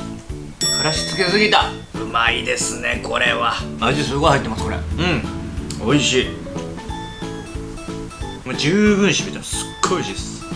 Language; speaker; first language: Japanese; native; Japanese